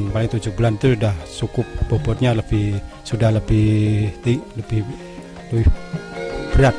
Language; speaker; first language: Indonesian; non-native, local second language; Javanese